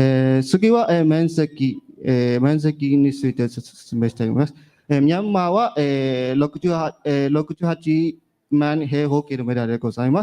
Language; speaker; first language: Japanese; non-native, learner; Burmese